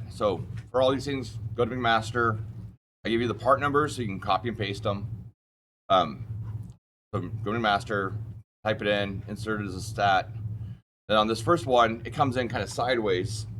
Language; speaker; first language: English; native; English